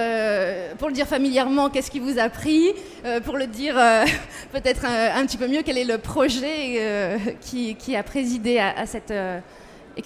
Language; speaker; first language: French; native; French